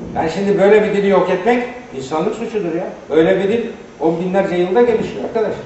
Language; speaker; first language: Turkish; native; Turkish